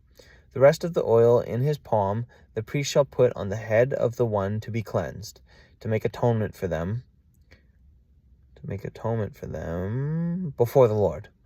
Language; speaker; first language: English; native; English